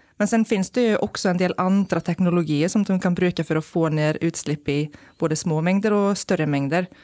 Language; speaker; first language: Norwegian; non-native, fluent; Icelandic